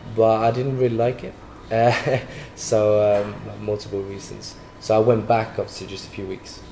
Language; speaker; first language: English; non-native, fluent; Swedish